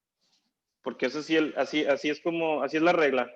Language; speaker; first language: Spanish; native; Spanish